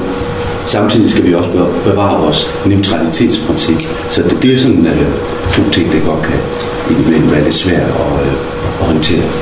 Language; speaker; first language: Danish; native; Danish